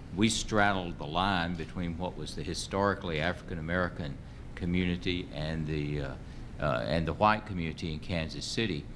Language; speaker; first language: English; native; English